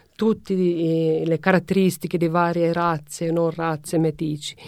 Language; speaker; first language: Italian; non-native, fluent; Finnish